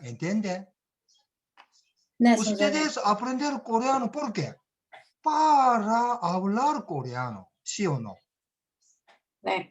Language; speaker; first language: Spanish; non-native, learner; Korean